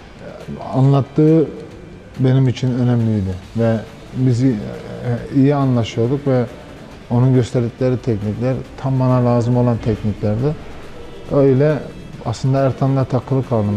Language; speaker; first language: Turkish; early bilingual, heritage; Turkish